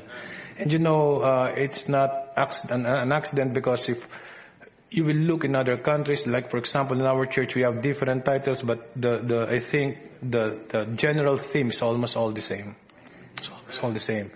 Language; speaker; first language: English; non-native, local second language; Filipino